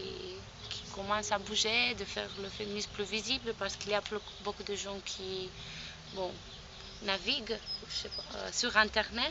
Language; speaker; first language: French; non-native, fluent; Romanian